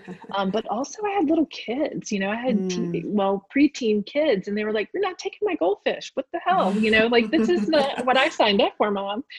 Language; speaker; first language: English; native; English